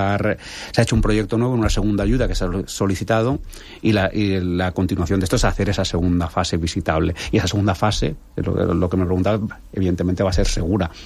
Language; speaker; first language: Spanish; native; Spanish